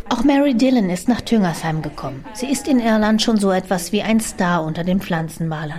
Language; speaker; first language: German; native; German